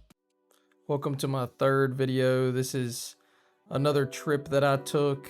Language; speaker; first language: English; native; English